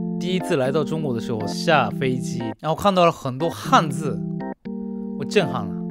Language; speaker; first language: Chinese; non-native, fluent; Japanese